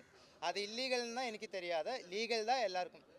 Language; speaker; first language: Tamil; non-native, learner; Malayalam